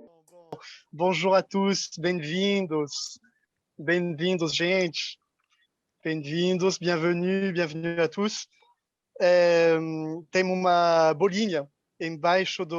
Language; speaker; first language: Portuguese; non-native, fluent; French